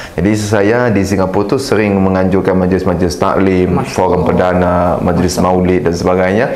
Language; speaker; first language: Malay; native; Malay